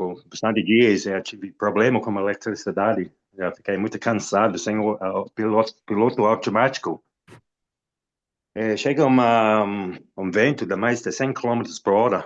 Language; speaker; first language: Portuguese; non-native, fluent; English